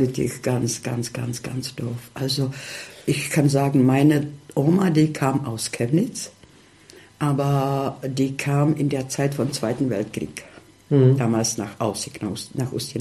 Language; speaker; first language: German; early bilingual, heritage; Czech